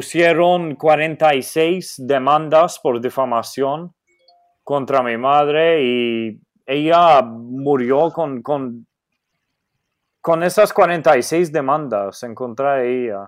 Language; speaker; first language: Spanish; non-native, fluent; Maltese